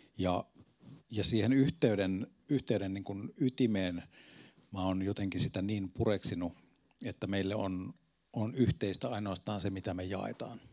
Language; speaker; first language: Finnish; native; Finnish